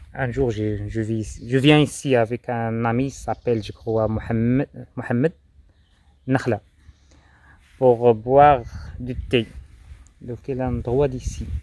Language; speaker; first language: French; non-native, local second language; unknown